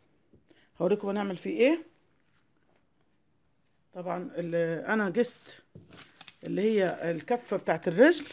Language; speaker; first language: Arabic; native; Arabic